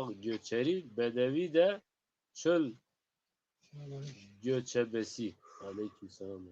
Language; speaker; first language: Turkish; non-native, local second language; Zaza